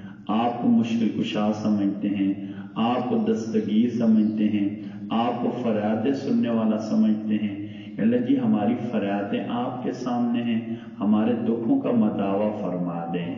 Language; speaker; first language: Urdu; native; Urdu